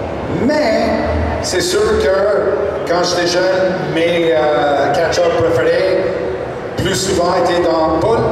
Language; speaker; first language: French; non-native, local second language; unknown